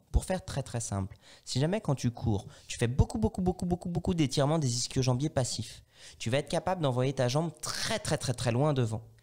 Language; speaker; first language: French; native; French